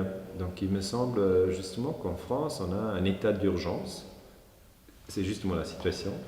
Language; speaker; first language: French; non-native, fluent; German